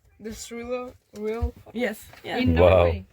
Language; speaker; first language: English; non-native, learner; Ukrainian